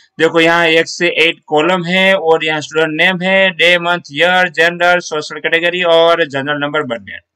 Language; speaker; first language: Hindi; non-native, local second language; Gujarati